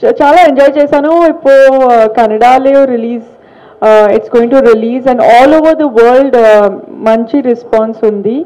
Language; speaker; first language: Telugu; non-native, learner; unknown